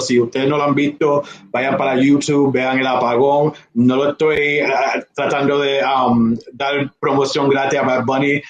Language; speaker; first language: Spanish; early bilingual, heritage; Spanish